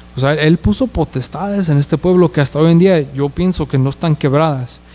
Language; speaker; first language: Spanish; early bilingual, heritage; Spanish